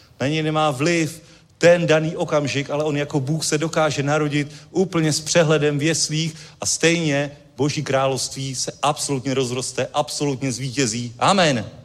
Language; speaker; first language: Czech; native; Czech